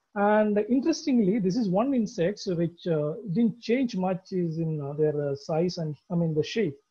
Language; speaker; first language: English; non-native, local second language; Malayalam